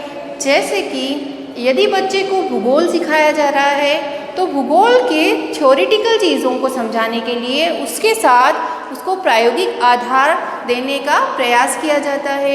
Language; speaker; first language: Hindi; native; Hindi